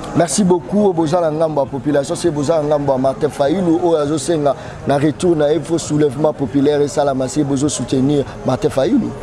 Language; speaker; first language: Lingala; native; Lingala